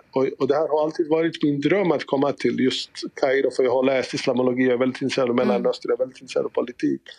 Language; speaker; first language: Swedish; early bilingual, other home language; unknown